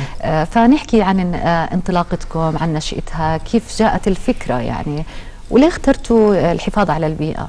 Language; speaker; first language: Arabic; native; Arabic